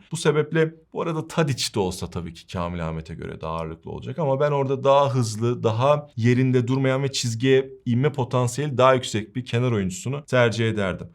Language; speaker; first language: Turkish; native; Turkish